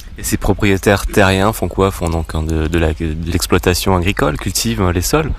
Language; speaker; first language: French; native; French